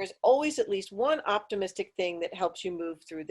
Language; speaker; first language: English; native; English